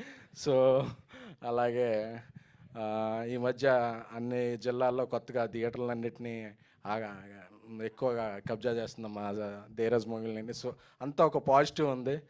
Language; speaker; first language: Telugu; native; Telugu